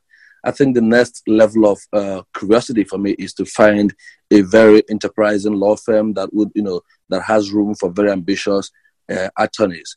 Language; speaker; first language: English; non-native, local second language; Igbo